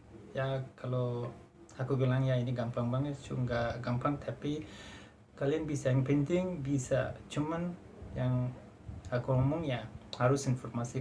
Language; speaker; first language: Indonesian; non-native, fluent; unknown